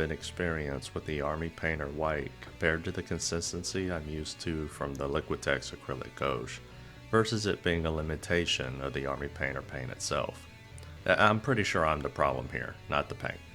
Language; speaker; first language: English; native; English